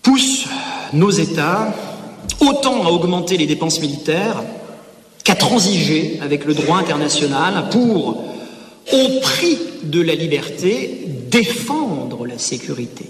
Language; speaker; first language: French; native; French